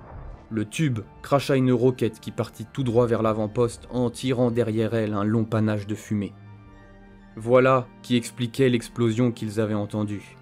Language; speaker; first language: French; native; French